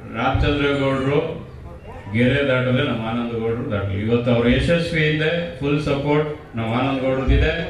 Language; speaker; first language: Kannada; native; Kannada